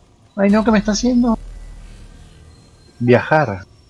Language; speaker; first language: Spanish; native; Spanish